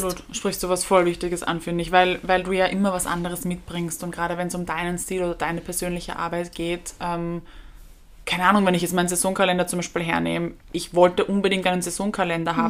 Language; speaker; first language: German; native; German